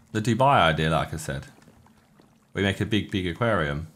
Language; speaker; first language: English; native; English